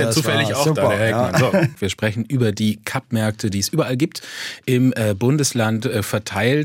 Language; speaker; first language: German; native; German